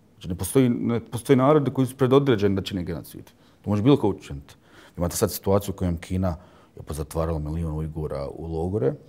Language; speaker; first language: Bosnian; early bilingual, heritage; Bosnian